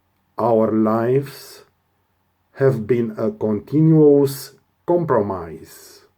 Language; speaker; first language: English; non-native, learner; Romanian